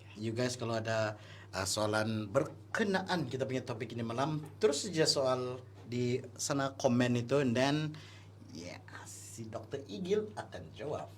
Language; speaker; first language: Malay; native; Malay